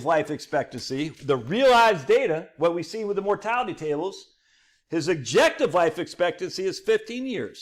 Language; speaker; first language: English; native; English